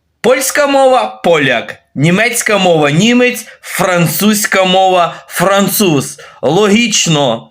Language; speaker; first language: Ukrainian; native; Ukrainian